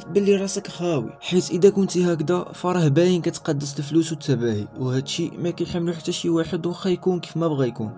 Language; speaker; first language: Arabic; native; Arabic